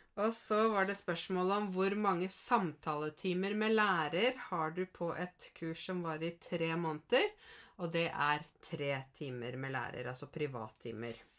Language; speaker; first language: Norwegian; native; Norwegian